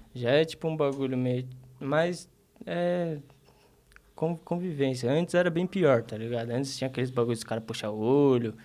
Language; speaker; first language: Portuguese; early bilingual, other home language; Korean